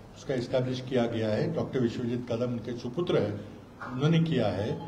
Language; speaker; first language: Hindi; non-native, local second language; Marathi